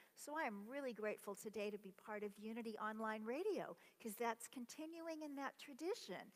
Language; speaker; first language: English; native; English